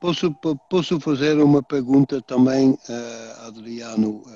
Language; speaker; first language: Portuguese; non-native, fluent; Dutch